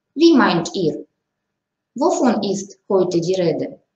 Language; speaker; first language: German; non-native, fluent; Russian